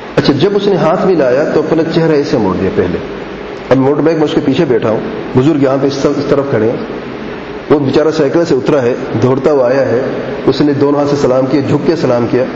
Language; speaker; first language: Urdu; early bilingual, heritage; Urdu